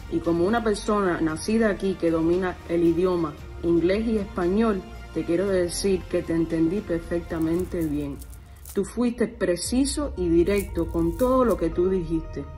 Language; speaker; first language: Spanish; early bilingual, heritage; Spanish